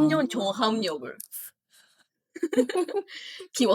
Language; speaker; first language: Korean; non-native, fluent; Japanese